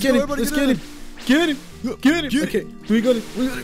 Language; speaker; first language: English; native; English